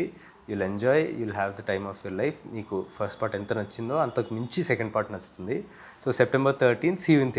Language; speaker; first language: Telugu; native; Telugu